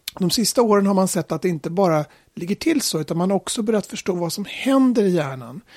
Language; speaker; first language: Swedish; native; Swedish